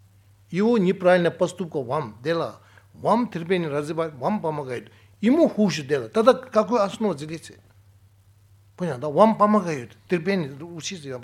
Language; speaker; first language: Russian; non-native, learner; Tibetan